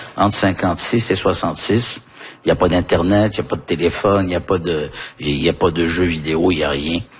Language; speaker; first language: French; early bilingual, heritage; French